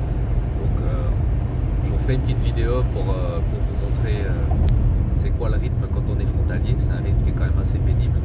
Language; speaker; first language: French; native; French